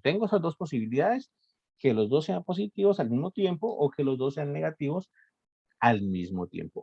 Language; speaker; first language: Spanish; native; Spanish